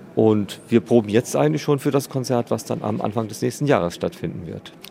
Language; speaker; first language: German; native; German